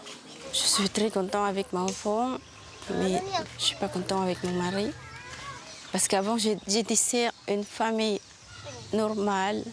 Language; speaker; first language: French; non-native, learner; Filipino